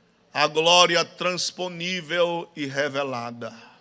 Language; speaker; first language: Portuguese; native; Portuguese